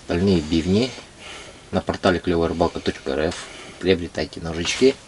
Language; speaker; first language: Russian; native; Russian